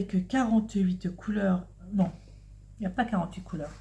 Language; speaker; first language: French; native; French